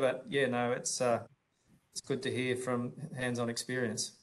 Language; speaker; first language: English; native; English